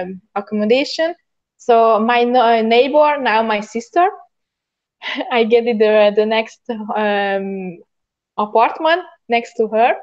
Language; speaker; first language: English; non-native, learner; Hungarian